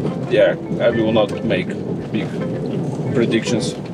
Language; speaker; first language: English; non-native, fluent; Russian